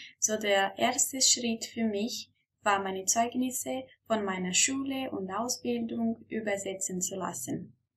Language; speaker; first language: German; non-native, fluent; Portuguese